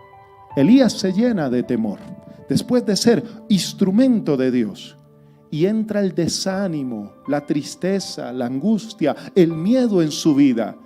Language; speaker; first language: Spanish; native; Spanish